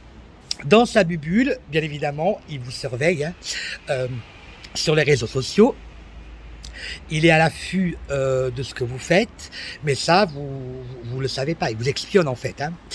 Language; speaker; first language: French; native; French